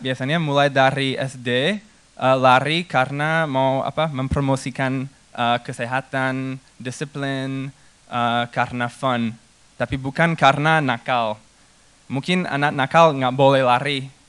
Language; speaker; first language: Indonesian; non-native, fluent; English